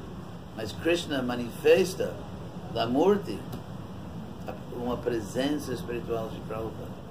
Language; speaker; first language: Portuguese; non-native, fluent; English